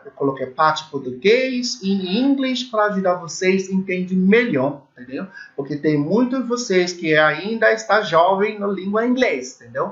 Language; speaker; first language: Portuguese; non-native, learner; English